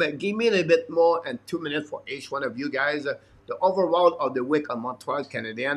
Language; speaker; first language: English; non-native, fluent; French